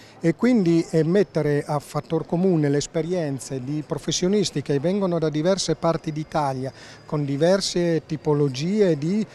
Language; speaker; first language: Italian; native; Italian